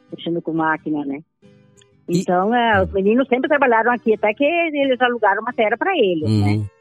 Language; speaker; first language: Portuguese; non-native, local second language; Italian